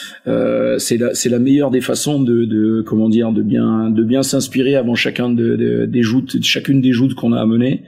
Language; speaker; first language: French; native; French